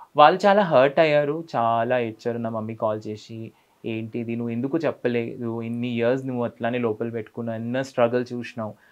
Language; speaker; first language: Telugu; non-native, fluent; Bangla